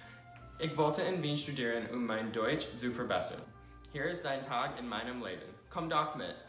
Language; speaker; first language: German; non-native, learner; English